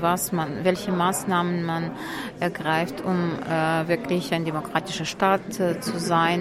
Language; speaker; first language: German; non-native, fluent; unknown